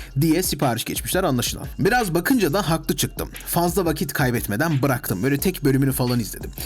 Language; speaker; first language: Turkish; native; Turkish